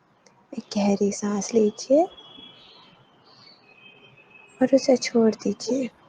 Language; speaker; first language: Hindi; native; Hindi